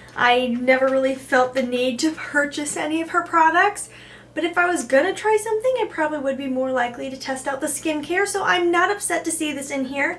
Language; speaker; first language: English; native; English